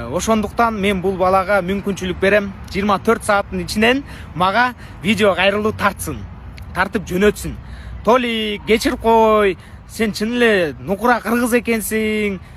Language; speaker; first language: Kyrgyz; non-native, local second language; Russian